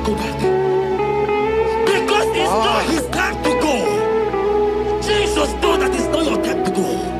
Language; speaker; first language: English; non-native, local second language; Igbo